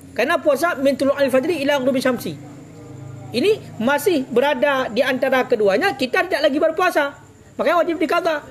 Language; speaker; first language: Malay; non-native, local second language; Achinese